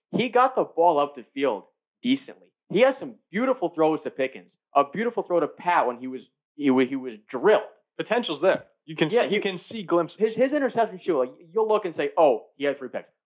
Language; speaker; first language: English; native; English